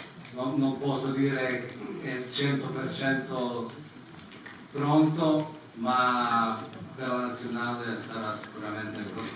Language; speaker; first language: Italian; non-native, fluent; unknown